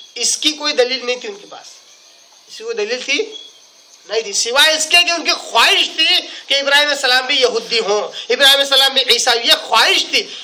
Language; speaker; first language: Urdu; native; Urdu